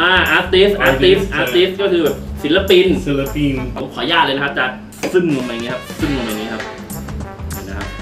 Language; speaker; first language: Thai; native; Thai